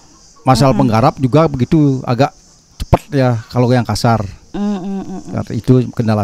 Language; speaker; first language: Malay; non-native, local second language; Balinese